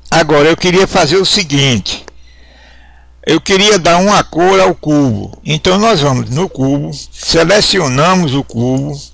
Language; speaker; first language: Portuguese; native; Portuguese